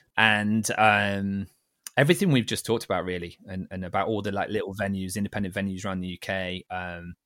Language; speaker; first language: English; native; English